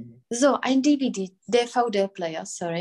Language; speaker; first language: German; non-native, fluent; Czech